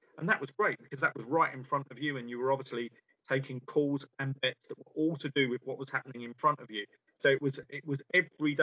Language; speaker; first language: English; native; English